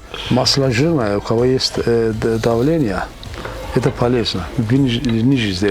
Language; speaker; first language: Russian; non-native, learner; Azerbaijani